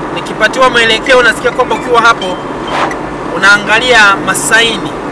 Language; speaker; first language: Swahili; non-native, local second language; Gusii